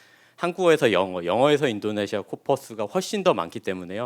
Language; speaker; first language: Korean; native; Korean